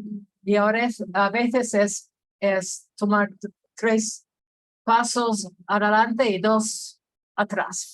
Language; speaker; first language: Spanish; non-native, fluent; English